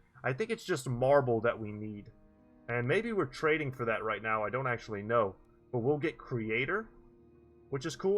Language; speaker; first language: English; native; English